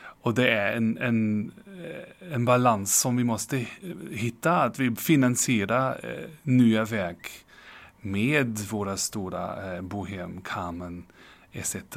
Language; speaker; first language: Swedish; non-native, fluent; German